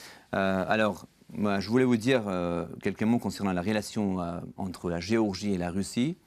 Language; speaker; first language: French; non-native, fluent; Georgian